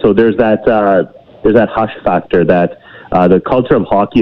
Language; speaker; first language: English; native; English